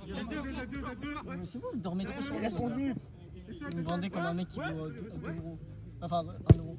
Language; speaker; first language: French; native; French